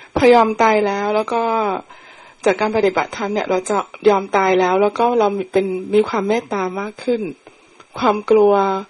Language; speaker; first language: Thai; native; Thai